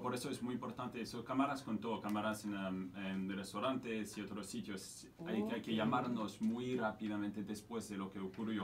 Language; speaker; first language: Spanish; non-native, fluent; French